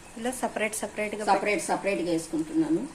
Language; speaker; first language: Telugu; native; Telugu